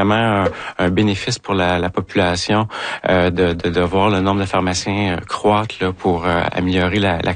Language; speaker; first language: French; native; French